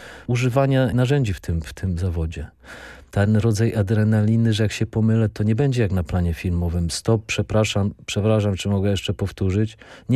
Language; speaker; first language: Polish; native; Polish